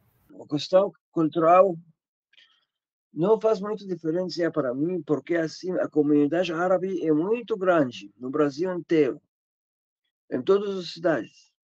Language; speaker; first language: Portuguese; non-native, learner; Arabic